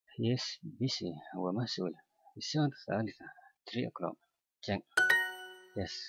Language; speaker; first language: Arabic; non-native, learner; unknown